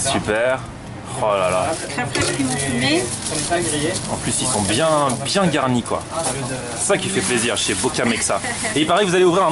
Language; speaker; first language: French; native; French